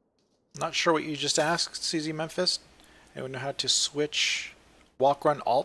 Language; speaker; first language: English; native; English